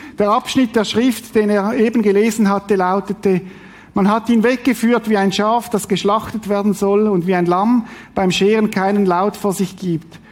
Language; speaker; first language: German; native; German